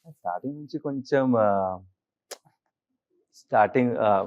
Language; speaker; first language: Telugu; non-native, learner; Hindi